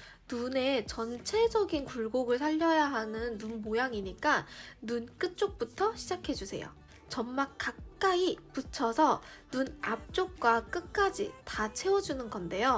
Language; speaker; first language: Korean; native; Korean